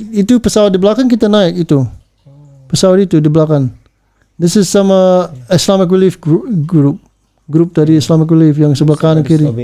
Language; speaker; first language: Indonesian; early bilingual, heritage; English